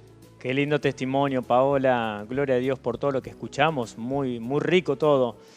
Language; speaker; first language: Spanish; native; Spanish